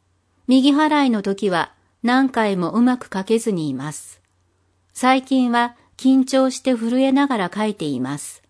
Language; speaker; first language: Japanese; non-native, fluent; English